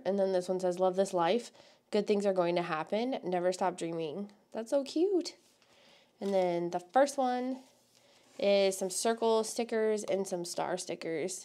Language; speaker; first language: English; native; English